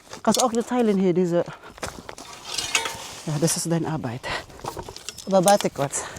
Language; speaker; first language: German; non-native, learner; Filipino